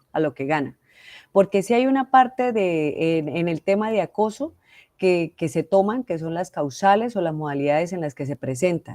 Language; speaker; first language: Spanish; native; Spanish